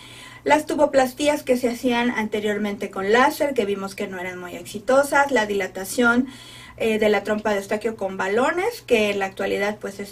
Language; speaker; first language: Spanish; native; Spanish